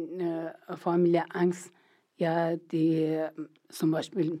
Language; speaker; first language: German; non-native, learner; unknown